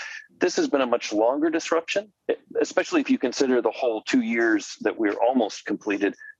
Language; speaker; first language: English; native; English